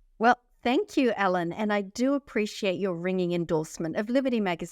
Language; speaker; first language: English; native; English